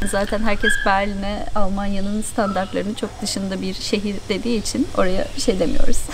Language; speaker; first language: Turkish; native; Turkish